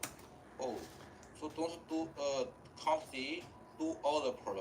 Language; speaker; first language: English; non-native, learner; Chinese